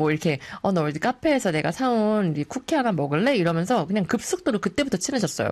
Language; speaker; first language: Korean; native; Korean